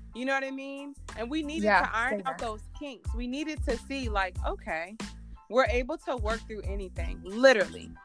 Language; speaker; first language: English; native; English